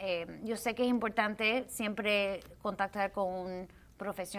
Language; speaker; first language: Spanish; early bilingual, heritage; Spanish